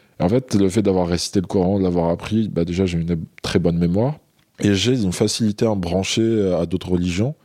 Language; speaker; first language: French; non-native, local second language; Arabic